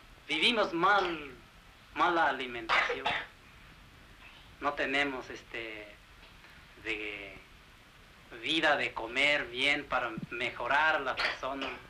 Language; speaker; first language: Spanish; non-native, local second language; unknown